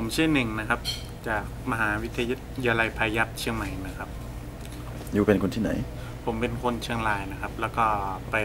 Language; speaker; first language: Thai; native; Thai